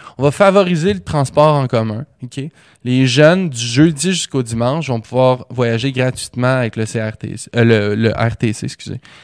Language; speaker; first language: French; native; French